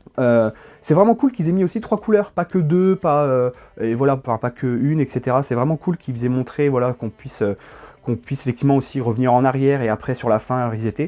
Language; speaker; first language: French; native; French